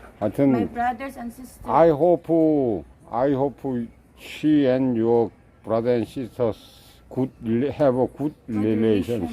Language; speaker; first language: English; non-native, learner; Korean